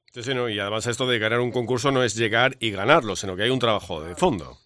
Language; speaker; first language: Spanish; native; Spanish